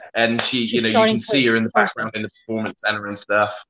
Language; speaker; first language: English; native; English